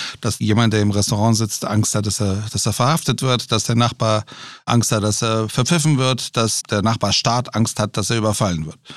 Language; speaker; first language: German; early bilingual, other home language; Persian